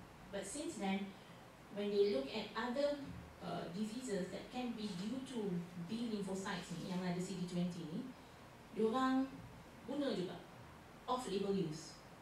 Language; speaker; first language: English; non-native, local second language; Malay